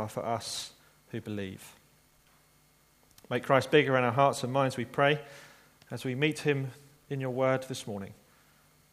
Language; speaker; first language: English; native; English